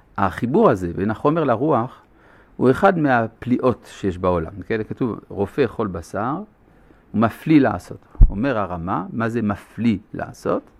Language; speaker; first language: Hebrew; non-native, fluent; French